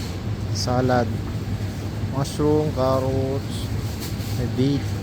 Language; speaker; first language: English; non-native, learner; Filipino